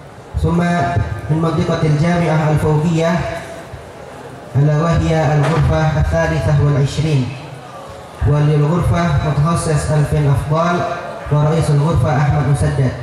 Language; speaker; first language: Arabic; non-native, fluent; Indonesian